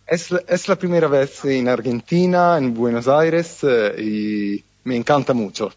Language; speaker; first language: Spanish; non-native, fluent; Italian